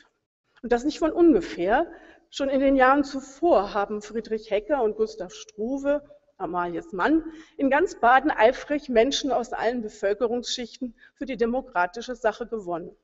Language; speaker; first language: German; native; German